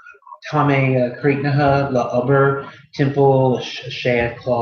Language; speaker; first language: Irish; non-native, learner; English